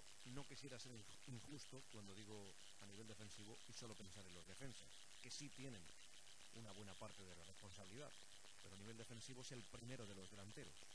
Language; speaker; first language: Spanish; native; Spanish